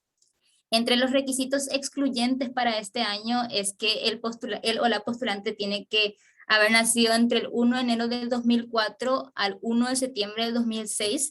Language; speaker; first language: Spanish; native; Spanish